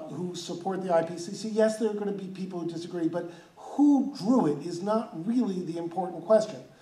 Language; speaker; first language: English; native; English